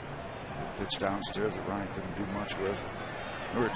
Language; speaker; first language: English; native; English